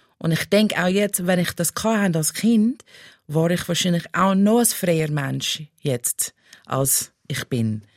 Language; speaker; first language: German; non-native, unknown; English